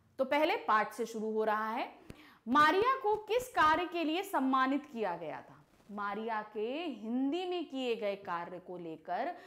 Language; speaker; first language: Hindi; native; Hindi